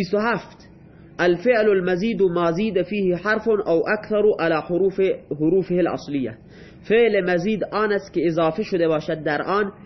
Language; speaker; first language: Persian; non-native, local second language; Baluchi